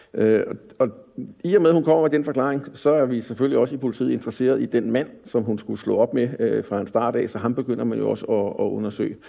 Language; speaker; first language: Danish; native; Danish